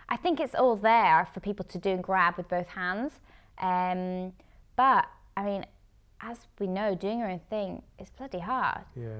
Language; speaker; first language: English; native; English